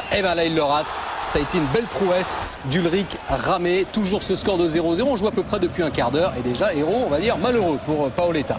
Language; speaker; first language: French; native; French